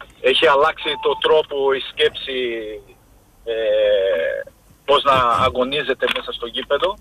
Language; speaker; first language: Greek; non-native, fluent; Portuguese